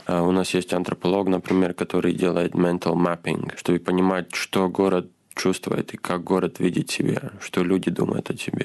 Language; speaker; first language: Russian; non-native, fluent; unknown